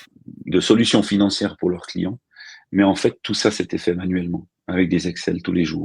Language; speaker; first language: French; native; French